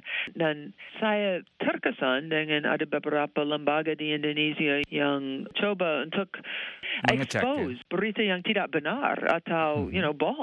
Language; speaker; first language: Indonesian; non-native, fluent; English